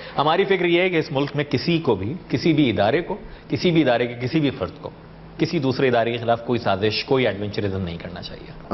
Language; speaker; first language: Urdu; native; Urdu